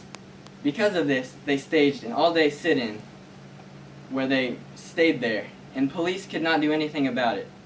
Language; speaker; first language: English; native; English